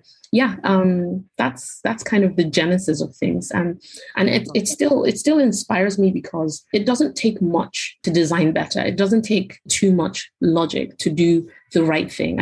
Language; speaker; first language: English; non-native, local second language; Yoruba